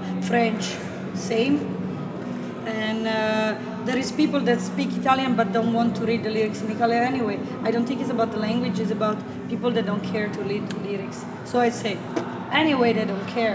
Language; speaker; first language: English; non-native, fluent; Italian